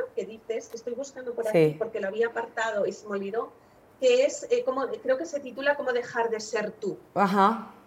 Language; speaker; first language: Spanish; native; Spanish